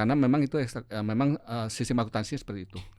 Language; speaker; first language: Indonesian; native; Indonesian